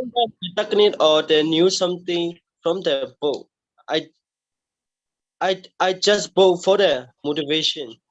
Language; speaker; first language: English; non-native, learner; Burmese